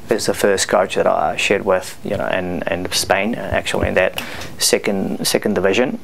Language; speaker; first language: English; non-native, fluent; Spanish